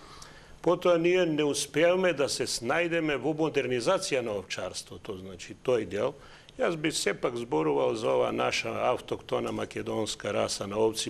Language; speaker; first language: Macedonian; native; Macedonian